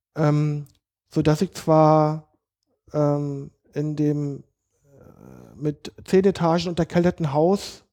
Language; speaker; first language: German; native; German